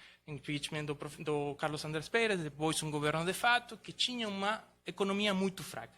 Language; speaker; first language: Portuguese; non-native, fluent; Spanish